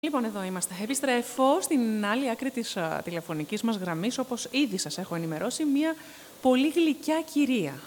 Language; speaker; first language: Greek; native; Greek